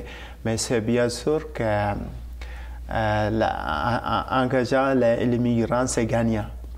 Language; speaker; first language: French; non-native, learner; Tamil